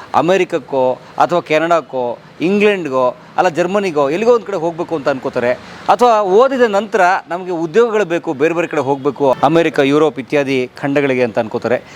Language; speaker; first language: Kannada; native; Kannada